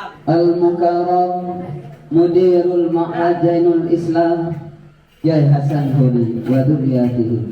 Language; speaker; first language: Arabic; non-native, learner; Indonesian